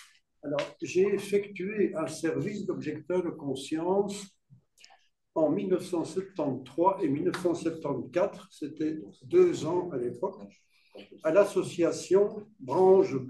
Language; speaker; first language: French; native; French